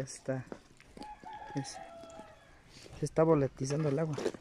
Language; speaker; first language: Spanish; native; Spanish